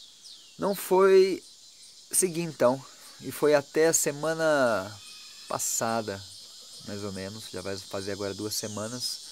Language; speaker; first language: Portuguese; native; Portuguese